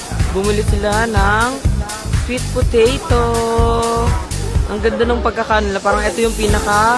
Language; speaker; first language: Filipino; native; Filipino